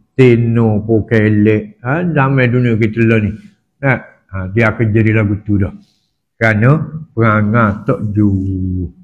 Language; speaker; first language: Malay; native; Malay